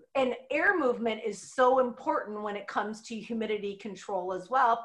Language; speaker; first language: English; native; English